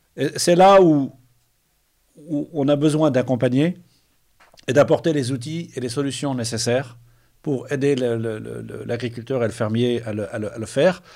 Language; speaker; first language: French; non-native, local second language; Arabic